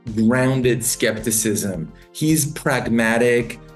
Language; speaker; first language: English; native; English